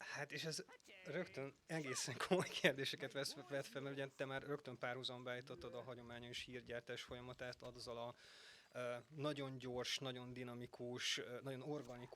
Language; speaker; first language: Hungarian; native; Hungarian